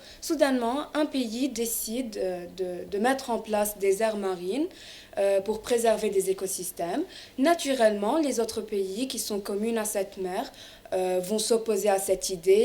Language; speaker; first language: French; non-native, local second language; Arabic